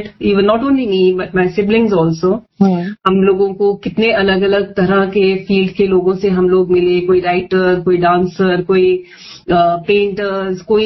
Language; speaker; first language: Hindi; native; Hindi